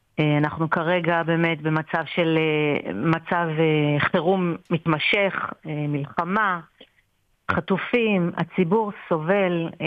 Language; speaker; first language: Hebrew; native; Hebrew